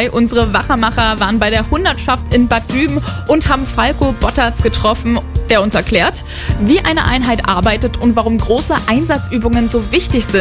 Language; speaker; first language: German; native; German